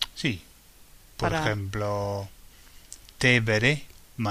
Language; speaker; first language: Spanish; non-native, fluent; English